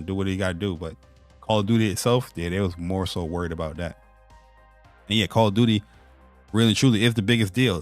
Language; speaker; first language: English; native; English